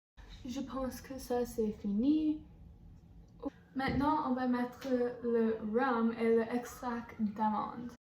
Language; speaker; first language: French; non-native, learner; English